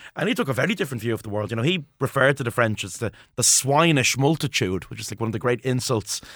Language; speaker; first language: English; native; English